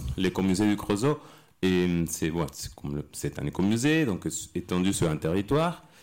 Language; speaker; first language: French; non-native, fluent; Spanish